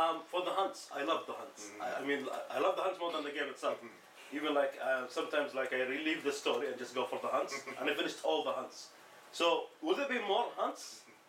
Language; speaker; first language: English; non-native, fluent; Arabic